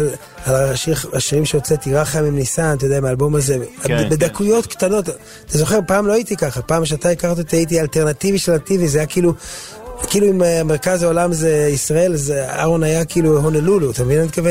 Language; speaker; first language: Hebrew; native; Hebrew